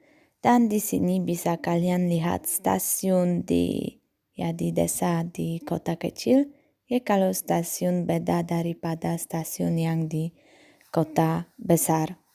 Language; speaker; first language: Indonesian; non-native, fluent; Polish